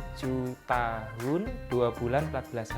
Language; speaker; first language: Indonesian; native; Indonesian